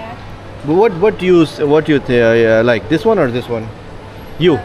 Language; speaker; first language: English; non-native, fluent; Urdu